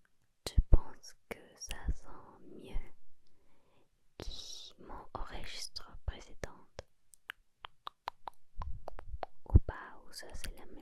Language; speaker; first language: French; non-native, learner; Spanish